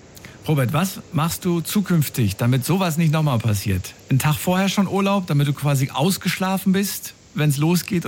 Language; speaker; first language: German; native; German